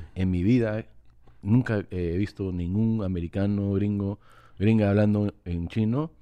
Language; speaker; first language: Spanish; early bilingual, other home language; English